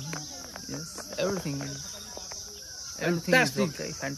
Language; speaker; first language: English; non-native, fluent; Nepali